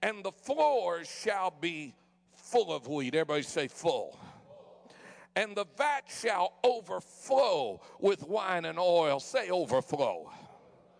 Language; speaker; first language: English; native; English